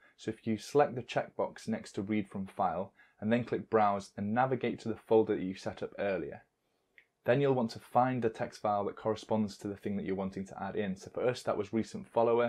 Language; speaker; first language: English; native; English